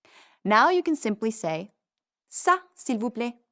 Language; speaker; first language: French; non-native, fluent; English